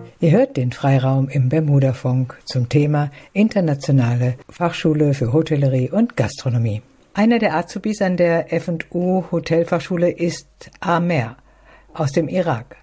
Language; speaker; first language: German; native; German